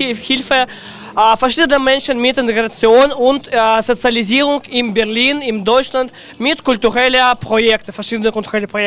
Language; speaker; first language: German; non-native, learner; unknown